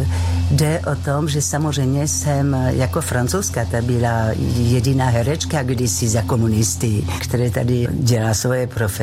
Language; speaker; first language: Czech; non-native, fluent; French